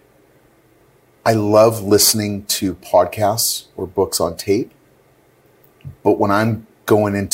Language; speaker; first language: English; native; English